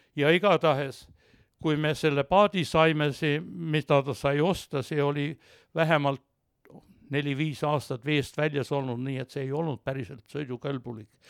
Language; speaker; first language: Estonian; early bilingual, heritage; Estonian